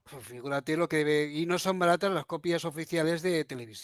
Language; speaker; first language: Spanish; native; Spanish